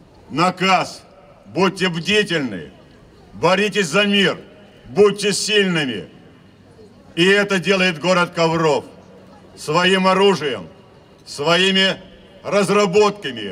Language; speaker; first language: Russian; native; Russian